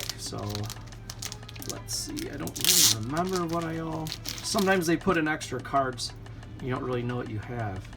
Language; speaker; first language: English; native; English